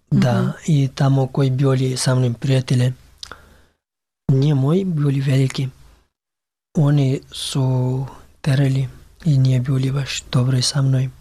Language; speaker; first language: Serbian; non-native, learner; Pashto